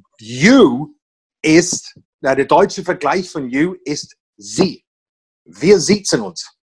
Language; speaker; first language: German; non-native, fluent; English